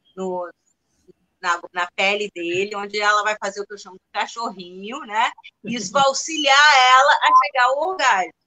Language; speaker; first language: Portuguese; non-native, fluent; English